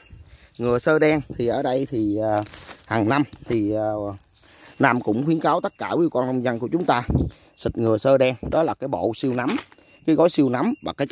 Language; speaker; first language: Vietnamese; native; Vietnamese